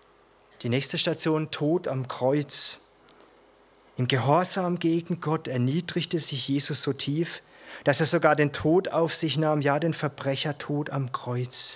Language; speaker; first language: German; native; German